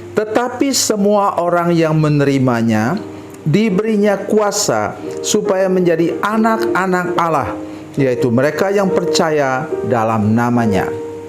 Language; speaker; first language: Indonesian; native; Indonesian